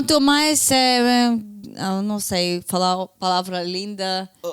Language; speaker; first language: Portuguese; non-native, fluent; Hebrew